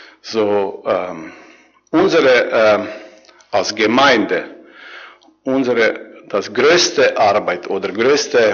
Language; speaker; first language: German; non-native, learner; Croatian